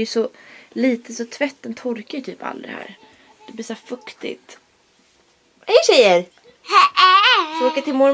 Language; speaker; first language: Swedish; native; Swedish